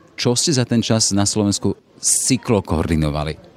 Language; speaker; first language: Slovak; native; Slovak